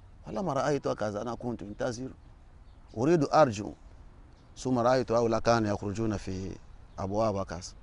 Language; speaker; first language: Arabic; non-native, learner; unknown